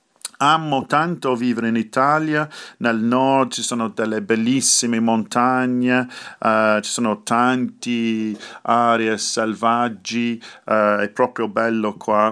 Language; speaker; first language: Italian; non-native, fluent; English